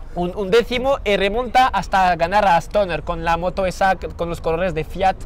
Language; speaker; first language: Spanish; non-native, fluent; French